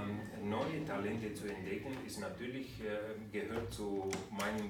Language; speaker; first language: German; non-native, fluent; Romanian